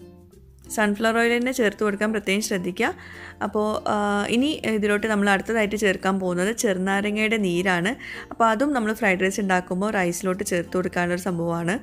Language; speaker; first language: Malayalam; native; Malayalam